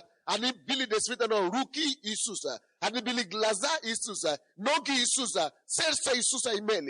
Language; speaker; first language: Russian; non-native, fluent; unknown